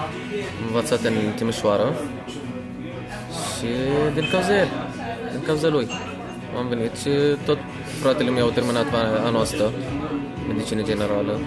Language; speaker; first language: Romanian; early bilingual, heritage; Romanian